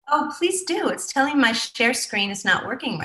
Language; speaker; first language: English; native; English